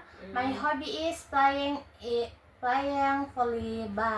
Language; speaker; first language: English; non-native, learner; Indonesian